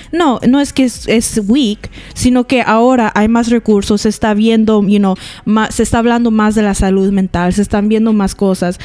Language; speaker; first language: Spanish; early bilingual, heritage; Spanish